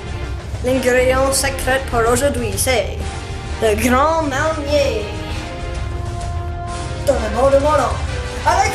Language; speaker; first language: French; non-native, learner; English